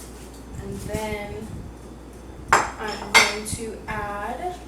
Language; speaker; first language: English; native; English